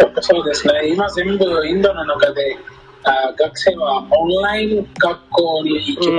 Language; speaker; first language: Japanese; non-native, learner; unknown